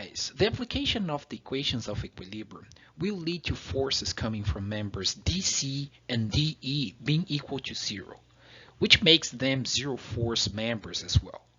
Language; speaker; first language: English; non-native, fluent; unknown